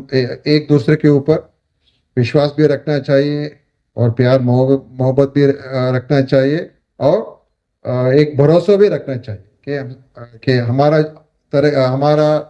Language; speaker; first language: Hindi; non-native, local second language; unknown